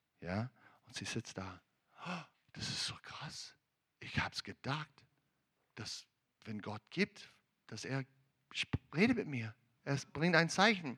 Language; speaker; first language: German; non-native, learner; English